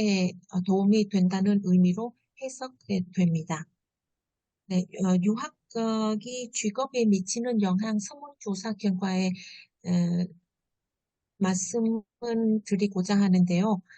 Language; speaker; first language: Korean; non-native, fluent; Vietnamese